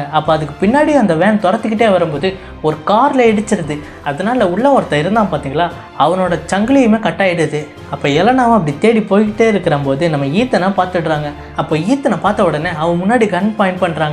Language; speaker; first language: Tamil; native; Tamil